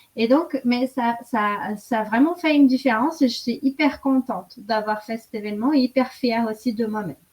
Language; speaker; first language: French; non-native, fluent; Portuguese